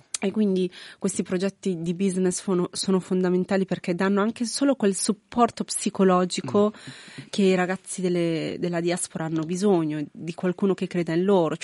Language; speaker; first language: Italian; native; Italian